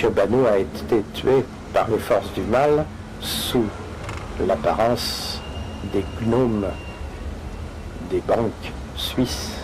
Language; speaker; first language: French; native; French